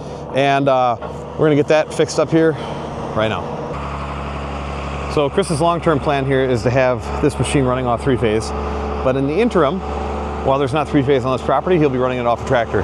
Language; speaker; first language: English; native; English